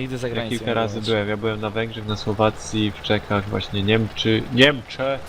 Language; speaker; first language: Polish; native; Polish